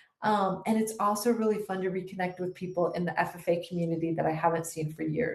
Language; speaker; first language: English; native; English